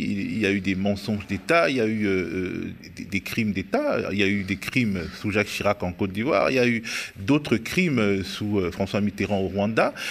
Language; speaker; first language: French; native; French